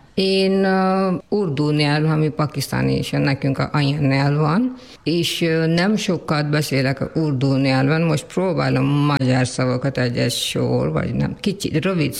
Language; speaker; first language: Hungarian; non-native, learner; Urdu